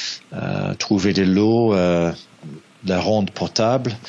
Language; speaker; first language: French; non-native, fluent; English